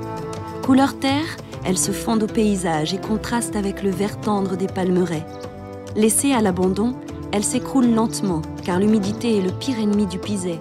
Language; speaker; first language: French; native; French